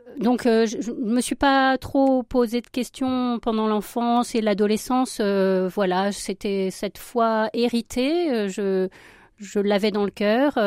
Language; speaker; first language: French; early bilingual, other home language; Spanish